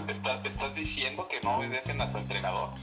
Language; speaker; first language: Spanish; native; Spanish